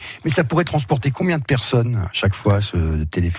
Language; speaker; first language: French; native; French